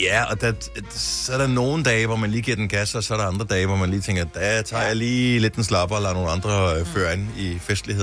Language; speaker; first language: Danish; native; Danish